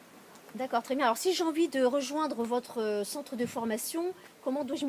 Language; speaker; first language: French; native; French